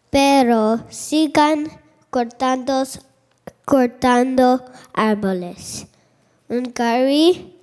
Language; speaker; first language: Spanish; non-native, learner; English